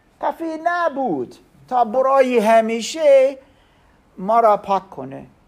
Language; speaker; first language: Persian; non-native, learner; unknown